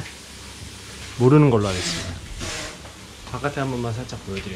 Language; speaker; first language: Korean; native; Korean